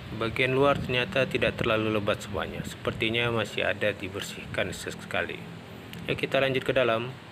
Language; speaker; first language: Indonesian; non-native, local second language; Minangkabau